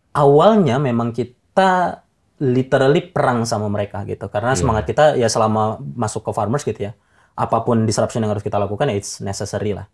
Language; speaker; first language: Indonesian; native; Indonesian